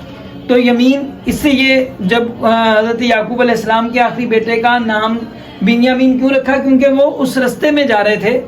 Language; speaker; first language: Urdu; native; Urdu